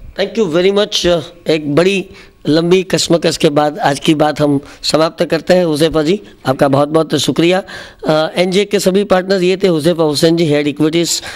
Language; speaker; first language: Hindi; non-native, local second language; Gujarati